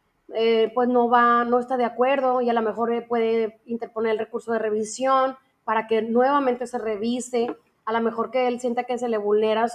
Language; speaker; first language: Spanish; native; Spanish